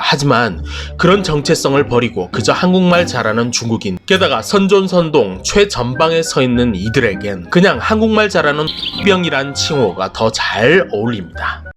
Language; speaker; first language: Korean; native; Korean